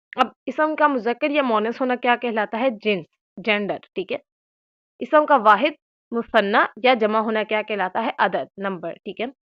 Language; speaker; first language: Urdu; native; Urdu